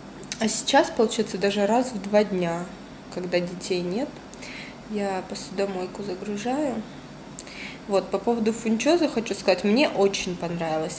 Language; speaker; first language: Russian; native; Russian